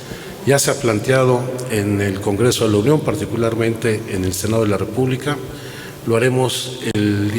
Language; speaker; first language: Spanish; native; Spanish